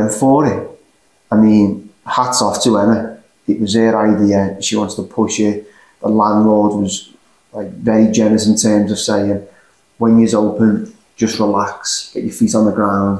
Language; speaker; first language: English; native; English